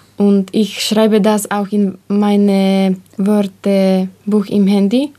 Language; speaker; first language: German; non-native, learner; Slovak